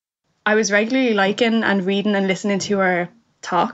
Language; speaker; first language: English; native; English